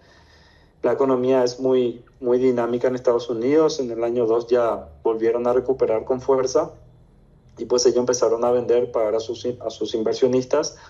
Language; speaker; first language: Spanish; native; Spanish